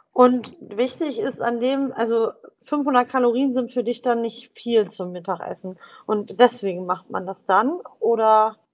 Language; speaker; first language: German; native; German